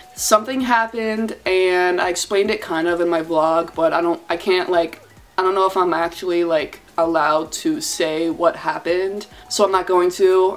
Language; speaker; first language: English; native; English